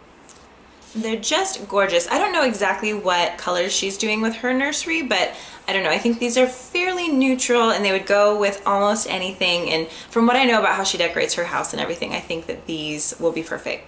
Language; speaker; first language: English; native; English